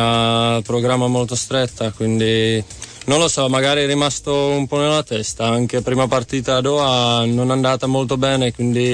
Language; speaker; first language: Italian; non-native, fluent; Czech